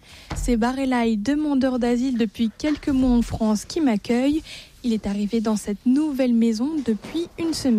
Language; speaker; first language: French; native; French